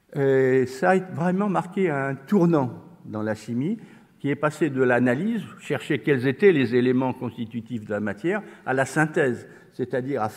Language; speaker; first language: French; native; French